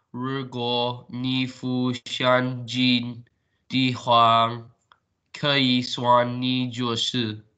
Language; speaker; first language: Chinese; non-native, learner; English